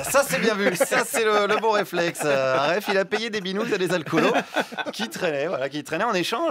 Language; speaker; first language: French; native; French